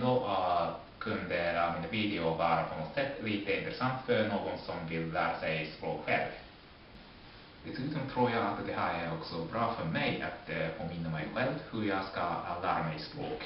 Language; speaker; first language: Swedish; non-native, fluent; Japanese